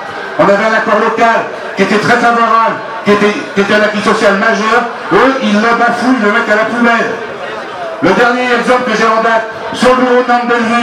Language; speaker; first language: French; native; French